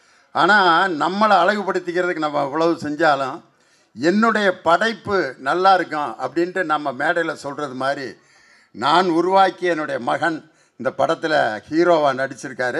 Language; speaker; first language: Tamil; native; Tamil